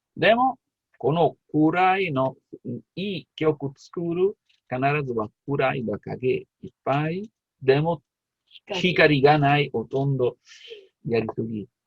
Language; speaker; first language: Japanese; non-native, learner; Italian